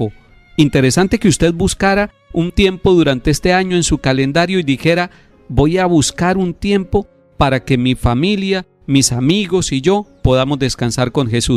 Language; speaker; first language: Spanish; native; Spanish